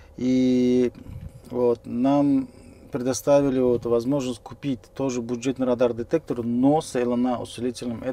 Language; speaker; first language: Russian; non-native, local second language; Uzbek